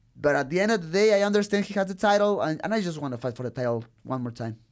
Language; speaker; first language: English; non-native, learner; Spanish